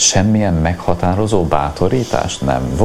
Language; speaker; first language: Hungarian; native; Hungarian